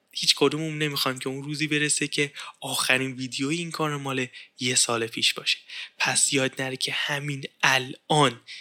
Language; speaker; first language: Persian; native; Persian